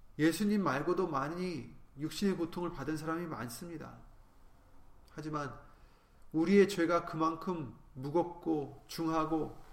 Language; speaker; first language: Korean; native; Korean